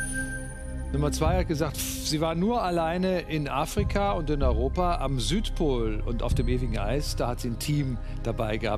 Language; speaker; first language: German; native; German